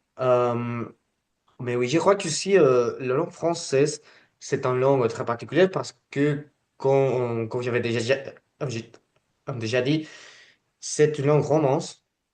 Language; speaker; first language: French; non-native, fluent; Spanish